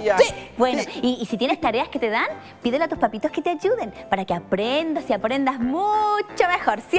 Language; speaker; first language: Spanish; native; Spanish